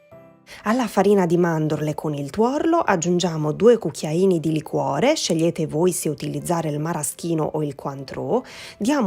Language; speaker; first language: Italian; native; Italian